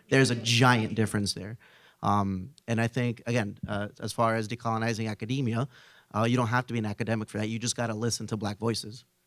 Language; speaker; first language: English; early bilingual, other home language; Spanish